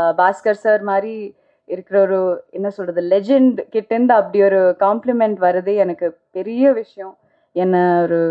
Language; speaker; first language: Tamil; non-native, local second language; Malayalam